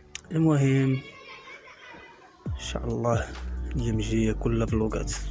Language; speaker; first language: Arabic; native; Arabic